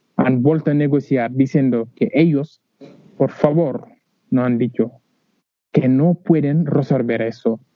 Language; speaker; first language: Spanish; non-native, learner; Wolof